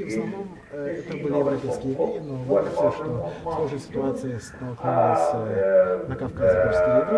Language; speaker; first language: Russian; non-native, local second language; Azerbaijani